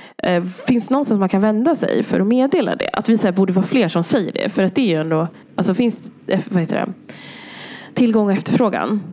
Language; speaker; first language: Swedish; early bilingual, other home language; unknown